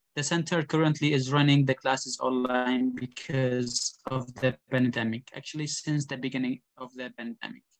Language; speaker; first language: English; non-native, fluent; Arabic